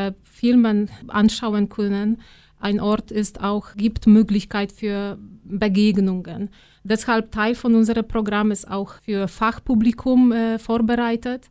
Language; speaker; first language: German; non-native, fluent; Polish